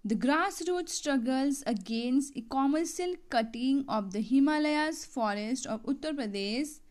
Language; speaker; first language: English; non-native, local second language; Gujarati